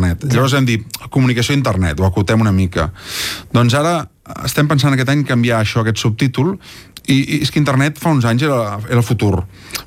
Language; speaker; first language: Catalan; native; Catalan